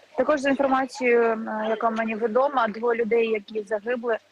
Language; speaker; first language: Ukrainian; native; Ukrainian